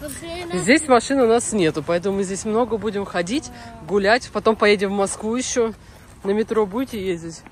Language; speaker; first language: Russian; native; Russian